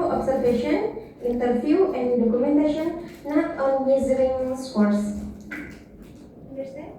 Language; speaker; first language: English; non-native, fluent; Indonesian